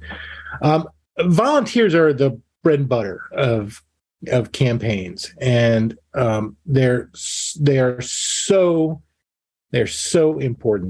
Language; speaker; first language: English; native; English